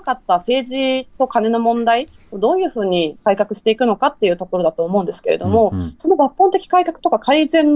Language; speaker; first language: Japanese; native; Japanese